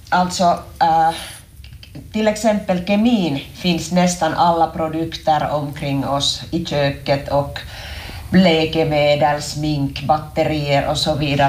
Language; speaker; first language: Swedish; non-native, local second language; Finnish